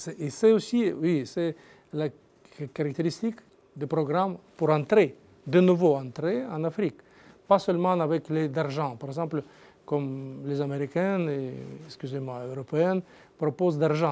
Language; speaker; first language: French; non-native, learner; Russian